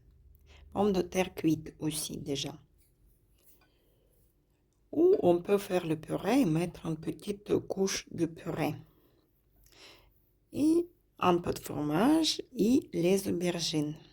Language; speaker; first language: French; non-native, fluent; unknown